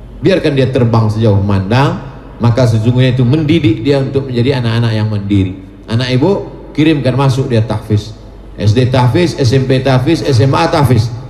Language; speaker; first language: Indonesian; native; Indonesian